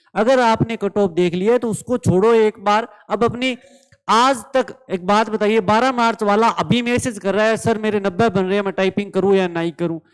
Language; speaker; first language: Hindi; native; Hindi